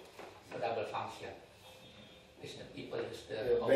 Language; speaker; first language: English; non-native, learner; Indonesian